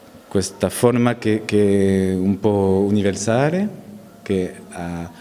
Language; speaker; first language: Italian; non-native, learner; French